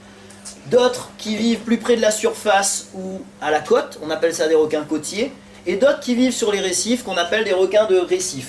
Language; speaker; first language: French; native; French